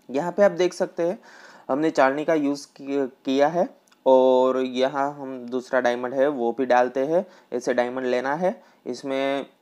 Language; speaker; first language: Hindi; non-native, local second language; Gujarati